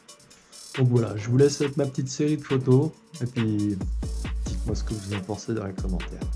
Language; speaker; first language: French; native; French